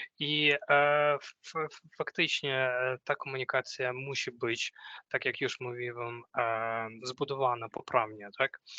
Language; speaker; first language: Polish; non-native, fluent; Ukrainian